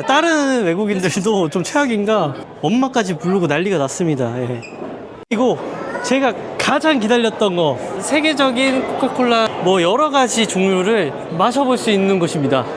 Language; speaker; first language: Korean; native; Korean